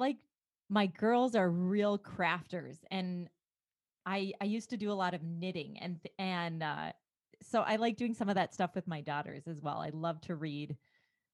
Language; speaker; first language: English; native; English